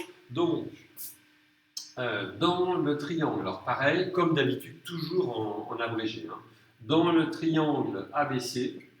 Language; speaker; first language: French; native; French